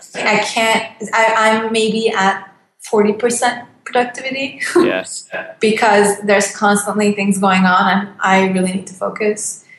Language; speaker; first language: English; non-native, fluent; Turkish